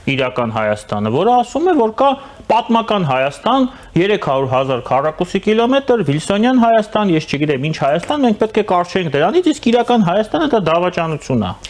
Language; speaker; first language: Armenian; native; Armenian